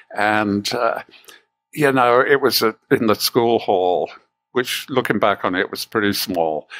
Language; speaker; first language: English; native; English